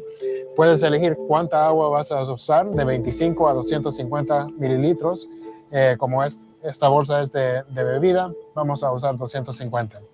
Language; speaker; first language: Spanish; early bilingual, heritage; Spanish